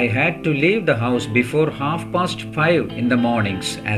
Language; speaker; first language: English; non-native, local second language; Malayalam